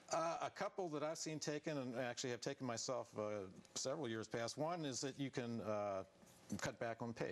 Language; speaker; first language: English; native; English